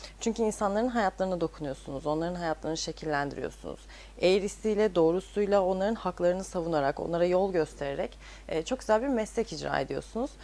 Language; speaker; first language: Turkish; native; Turkish